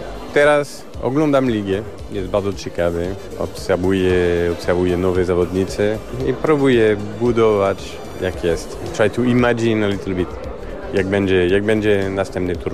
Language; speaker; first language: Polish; non-native, learner; French